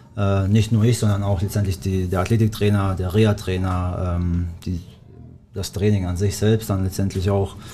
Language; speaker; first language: German; early bilingual, other home language; Albanian